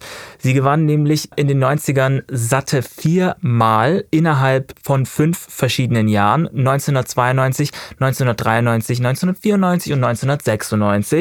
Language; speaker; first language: German; native; German